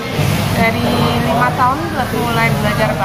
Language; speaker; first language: Indonesian; early bilingual, heritage; English